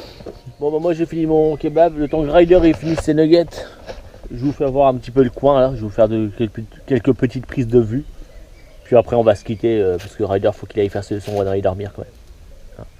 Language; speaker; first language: French; native; French